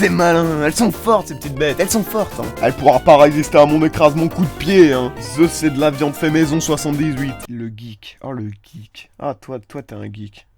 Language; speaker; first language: French; native; French